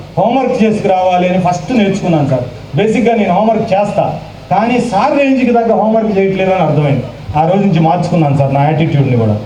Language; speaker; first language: Telugu; native; Telugu